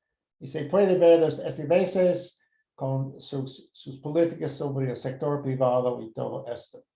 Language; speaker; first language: Spanish; non-native, fluent; English